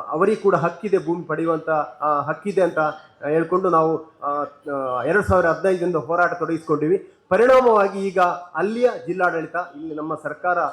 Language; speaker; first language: Kannada; native; Kannada